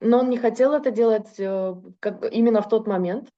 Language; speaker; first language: Russian; native; Russian